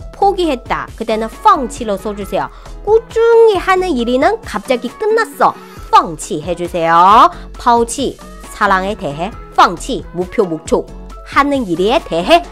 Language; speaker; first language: Korean; non-native, fluent; Chinese